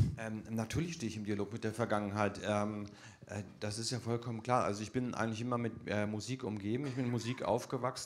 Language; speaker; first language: German; native; German